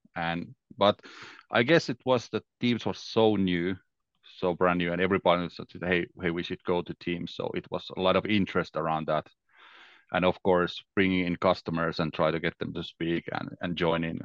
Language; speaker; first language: English; non-native, fluent; Finnish